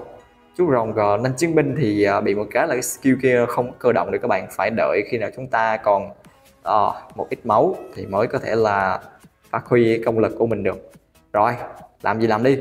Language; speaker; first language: Vietnamese; native; Vietnamese